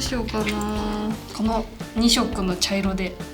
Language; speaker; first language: Japanese; native; Japanese